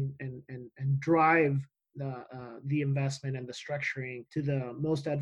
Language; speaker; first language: English; non-native, fluent; Spanish